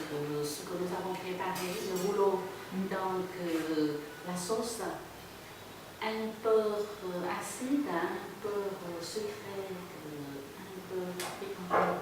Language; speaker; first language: French; non-native, fluent; Vietnamese